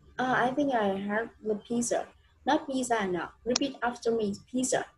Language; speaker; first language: English; non-native, fluent; Vietnamese